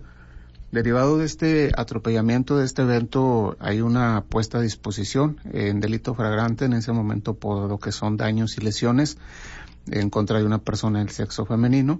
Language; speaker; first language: Spanish; native; Spanish